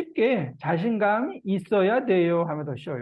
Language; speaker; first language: Korean; native; Korean